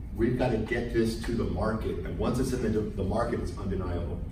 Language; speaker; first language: English; native; English